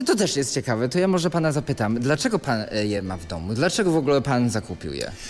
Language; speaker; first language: Polish; non-native, fluent; Chinese